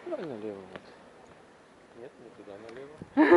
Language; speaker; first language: Russian; native; Russian